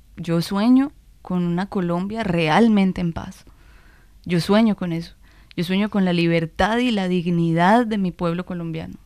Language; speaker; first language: Spanish; native; Spanish